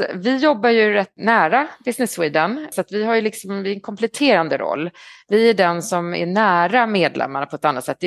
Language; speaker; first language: Swedish; native; Swedish